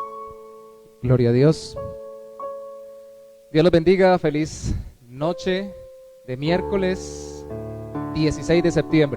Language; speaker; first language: Spanish; native; Spanish